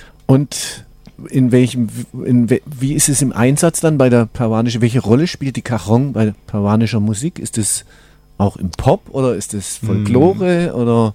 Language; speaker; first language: German; native; German